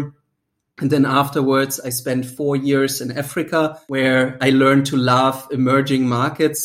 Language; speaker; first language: English; non-native, fluent; German